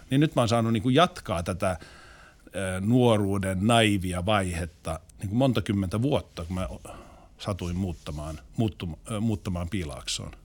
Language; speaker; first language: Finnish; non-native, local second language; Swedish